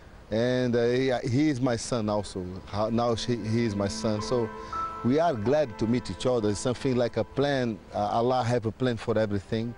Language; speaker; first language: English; non-native, learner; Portuguese